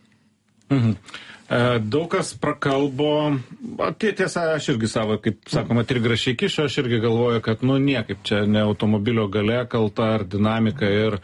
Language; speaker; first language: Lithuanian; native; Lithuanian